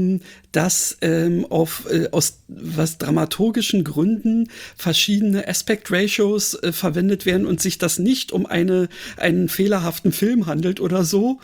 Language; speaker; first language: German; native; German